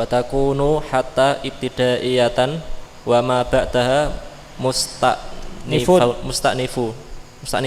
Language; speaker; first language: Arabic; non-native, learner; Indonesian